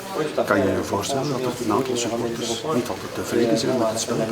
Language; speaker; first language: Dutch; native; Dutch